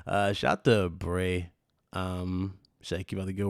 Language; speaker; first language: English; native; English